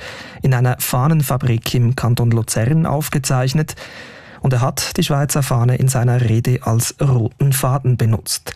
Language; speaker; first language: German; native; German